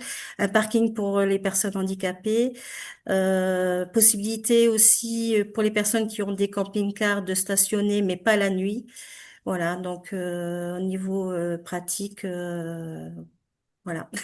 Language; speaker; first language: French; native; French